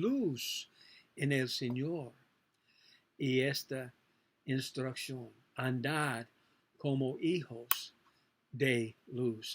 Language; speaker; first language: Spanish; non-native, learner; English